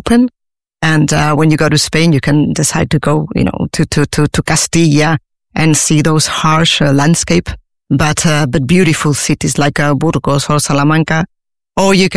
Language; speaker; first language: English; non-native, fluent; Spanish